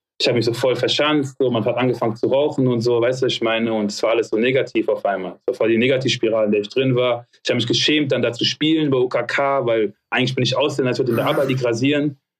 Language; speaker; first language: German; early bilingual, other home language; French